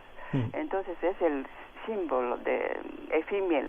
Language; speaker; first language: Spanish; non-native, fluent; Japanese